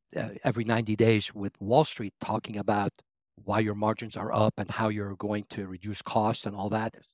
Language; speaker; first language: English; early bilingual, other home language; Arabic